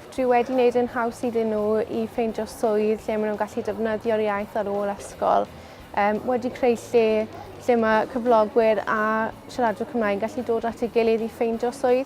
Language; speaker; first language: Welsh; non-native, local second language; English